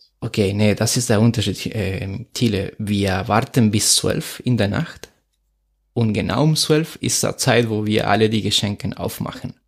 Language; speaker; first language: German; non-native, fluent; Spanish